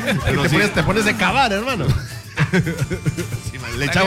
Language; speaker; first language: Spanish; native; Spanish